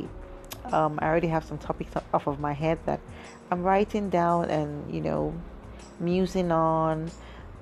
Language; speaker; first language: English; non-native, local second language; Yoruba